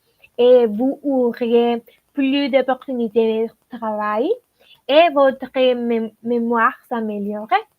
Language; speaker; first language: French; non-native, learner; Spanish